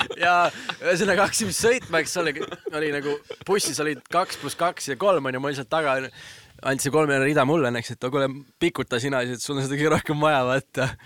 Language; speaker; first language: Estonian; native; Estonian